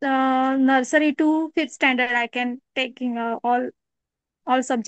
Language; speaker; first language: English; non-native, learner; Marathi